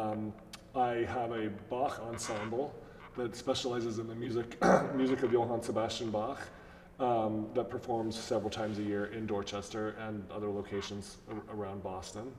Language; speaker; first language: English; native; English